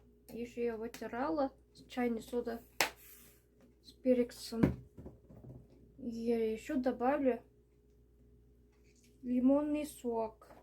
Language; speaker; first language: Russian; non-native, local second language; Uzbek